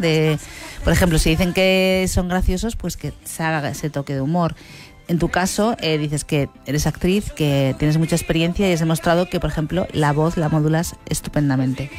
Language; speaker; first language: Spanish; native; Spanish